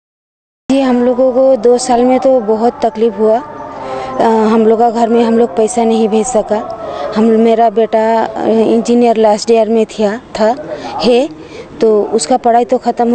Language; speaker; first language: Hindi; non-native, local second language; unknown